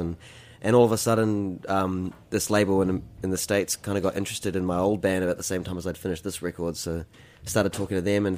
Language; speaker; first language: English; native; English